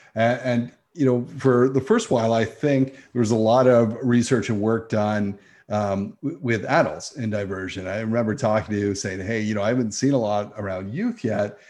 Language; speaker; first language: English; native; English